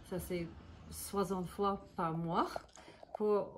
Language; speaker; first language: French; non-native, learner; English